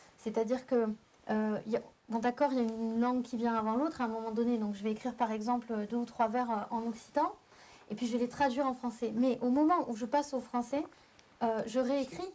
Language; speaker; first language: French; native; French